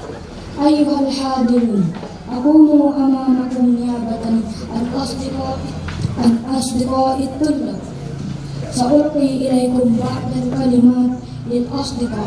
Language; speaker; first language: Arabic; non-native, learner; Indonesian